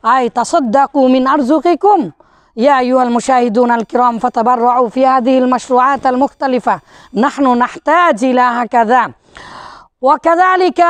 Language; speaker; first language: Arabic; non-native, fluent; Bangla